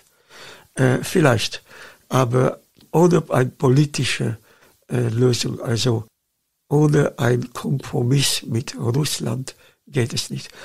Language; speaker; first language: German; non-native, fluent; Dutch